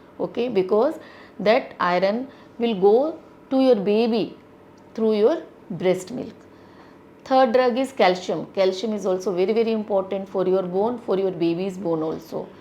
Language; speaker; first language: English; non-native, local second language; Telugu